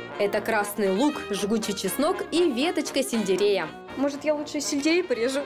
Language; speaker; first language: Russian; native; Russian